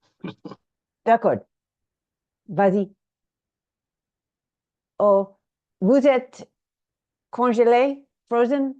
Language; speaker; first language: French; non-native, learner; English